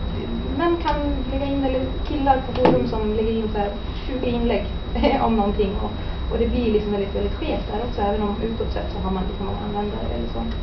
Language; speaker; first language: Swedish; native; Swedish